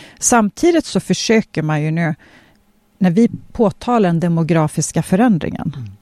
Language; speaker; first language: Swedish; early bilingual, other home language; Polish